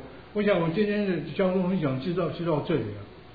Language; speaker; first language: Chinese; native; Chinese